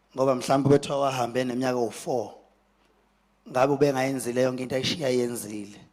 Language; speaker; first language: Zulu; native; Zulu